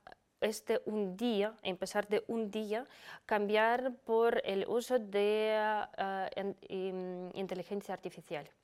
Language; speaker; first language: Spanish; non-native, fluent; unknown